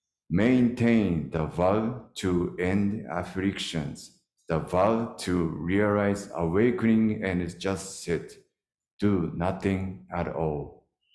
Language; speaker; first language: English; non-native, learner; Japanese